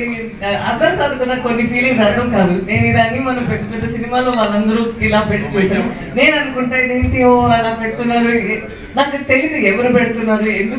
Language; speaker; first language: Telugu; non-native, local second language; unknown